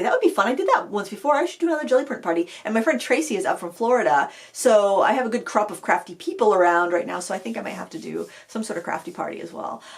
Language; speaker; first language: English; native; English